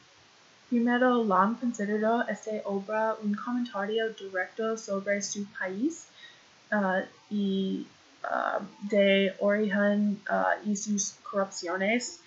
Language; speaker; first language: Spanish; non-native, learner; English